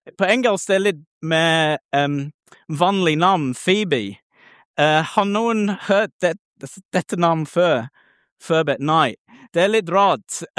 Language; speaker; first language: Norwegian; non-native, learner; English